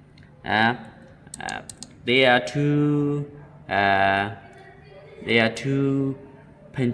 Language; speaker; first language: English; non-native, learner; Chinese